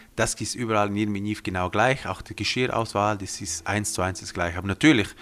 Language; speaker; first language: German; non-native, fluent; Romansh